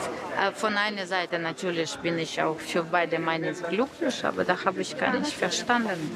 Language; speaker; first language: German; non-native, fluent; Russian